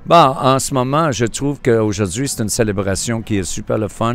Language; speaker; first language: French; native; French